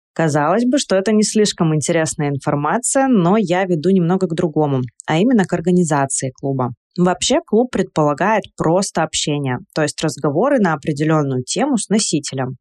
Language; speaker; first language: Russian; native; Russian